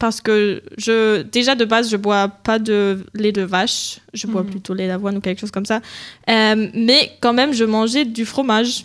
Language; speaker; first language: French; non-native, fluent; German